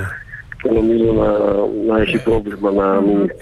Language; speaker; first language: Greek; non-native, fluent; Slovak